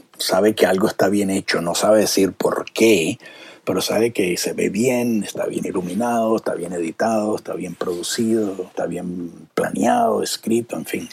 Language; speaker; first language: Spanish; native; Spanish